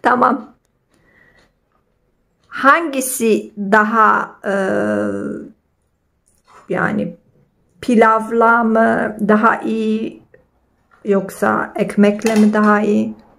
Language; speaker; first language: Turkish; non-native, fluent; Polish